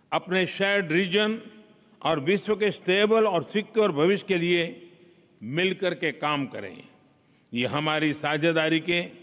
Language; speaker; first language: Hindi; non-native, local second language; Gujarati